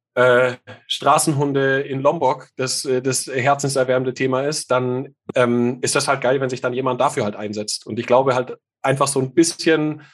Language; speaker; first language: German; native; German